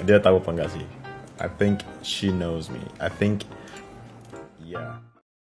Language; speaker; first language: English; non-native, fluent; Indonesian